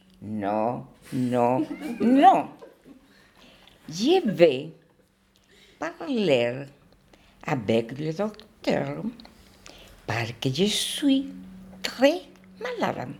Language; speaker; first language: French; non-native, learner; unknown